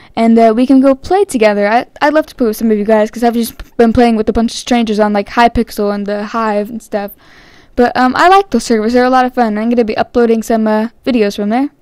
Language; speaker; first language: English; native; English